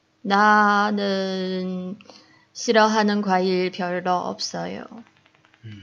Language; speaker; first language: Korean; non-native, fluent; Chinese